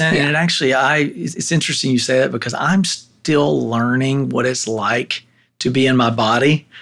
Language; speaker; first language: English; native; English